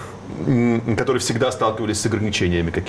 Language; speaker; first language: Russian; native; Russian